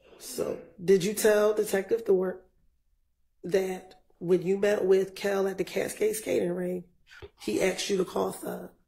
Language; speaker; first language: English; native; English